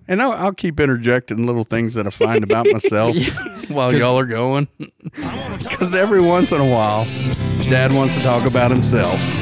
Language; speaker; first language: English; native; English